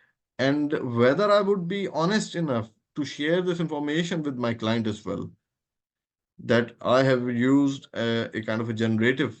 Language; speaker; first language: English; non-native, local second language; Urdu